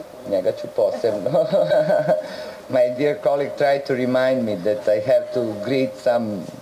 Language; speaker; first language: English; non-native, fluent; Serbian